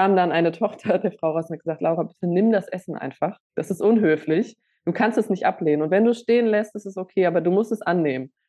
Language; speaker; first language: German; native; German